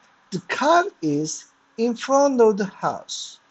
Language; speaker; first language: English; non-native, fluent; Turkish